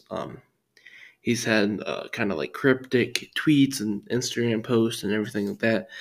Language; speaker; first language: English; native; English